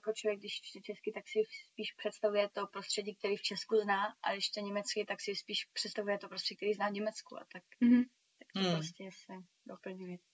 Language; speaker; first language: Czech; early bilingual, heritage; Czech